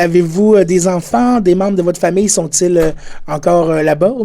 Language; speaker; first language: French; native; French